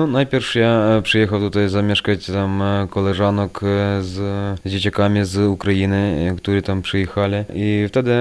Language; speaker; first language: Polish; non-native, learner; Ukrainian